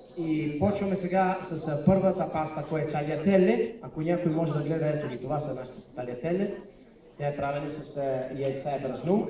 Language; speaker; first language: Bulgarian; non-native, fluent; Italian